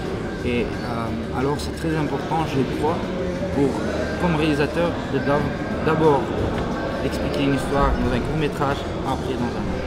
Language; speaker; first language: French; non-native, local second language; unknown